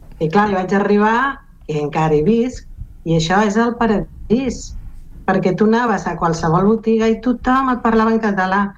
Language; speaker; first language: Catalan; non-native, local second language; Galician